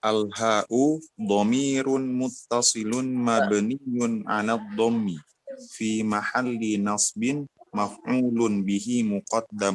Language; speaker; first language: Arabic; non-native, learner; Indonesian